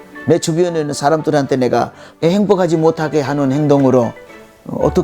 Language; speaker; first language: Korean; non-native, fluent; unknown